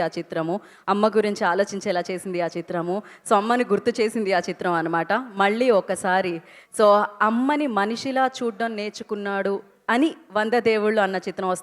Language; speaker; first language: Telugu; native; Telugu